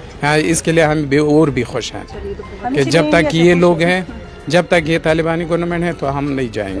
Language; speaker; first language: Hindi; non-native, local second language; Persian